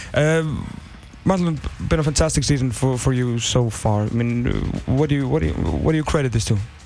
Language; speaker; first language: English; non-native, fluent; Icelandic